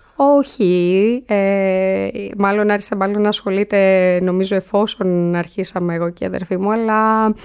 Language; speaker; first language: Greek; native; Greek